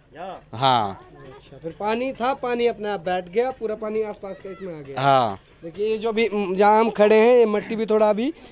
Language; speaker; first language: Hindi; native; Hindi